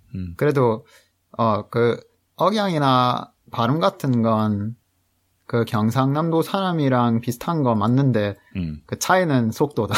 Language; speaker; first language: Korean; non-native, fluent; English